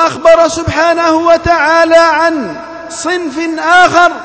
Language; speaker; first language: Arabic; native; Arabic